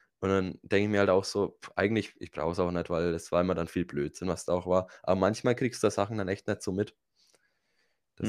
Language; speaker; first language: German; native; German